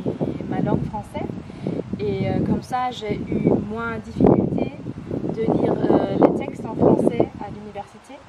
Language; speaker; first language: French; non-native, fluent; German